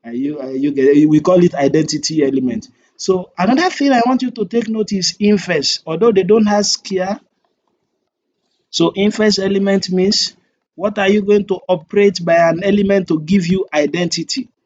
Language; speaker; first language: English; non-native, local second language; Yoruba